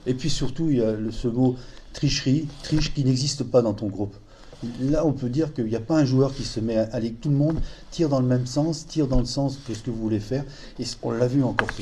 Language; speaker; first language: French; native; French